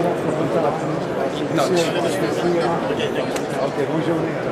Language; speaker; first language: French; non-native, fluent; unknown